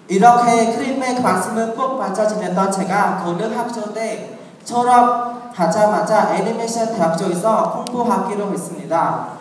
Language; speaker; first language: Korean; non-native, learner; Khmer